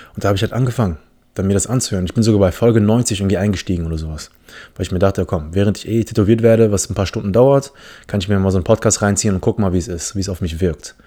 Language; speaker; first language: German; early bilingual, other home language; English